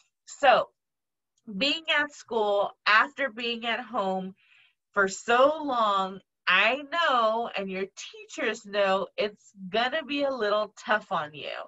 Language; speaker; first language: English; native; English